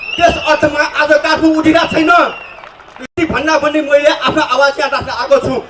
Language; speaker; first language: Nepali; non-native, local second language; Newari